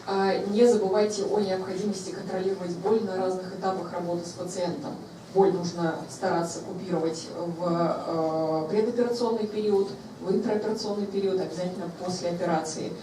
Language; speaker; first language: Russian; native; Russian